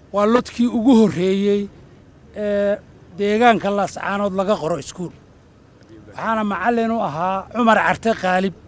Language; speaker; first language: Somali; native; Somali